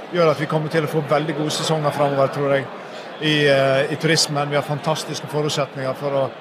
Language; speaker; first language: Norwegian; native; Norwegian